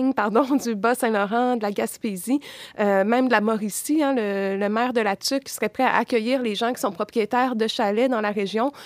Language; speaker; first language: French; native; French